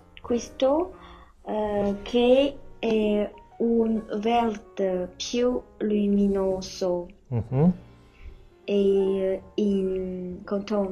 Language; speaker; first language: Italian; non-native, learner; Chinese